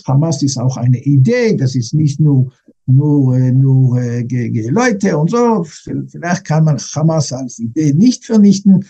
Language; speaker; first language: German; non-native, fluent; English